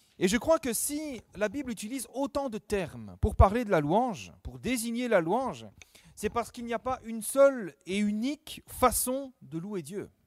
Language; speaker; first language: French; native; French